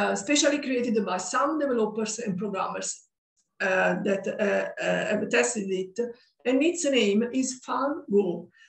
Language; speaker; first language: English; non-native, learner; Italian